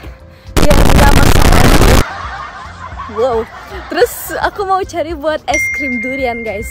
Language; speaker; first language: Indonesian; non-native, fluent; German